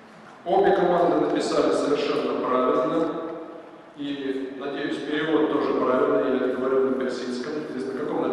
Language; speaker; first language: Russian; native; Russian